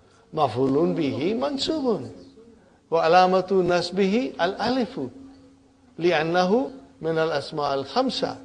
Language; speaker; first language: Arabic; non-native, fluent; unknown